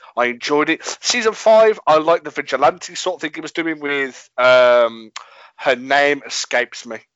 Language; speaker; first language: English; native; English